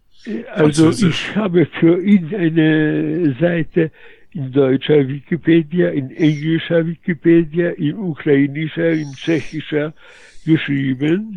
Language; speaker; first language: German; non-native, fluent; Polish